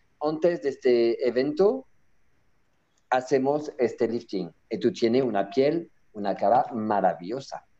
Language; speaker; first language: Spanish; non-native, learner; French